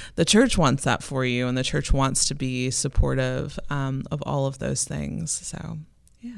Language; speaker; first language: English; native; English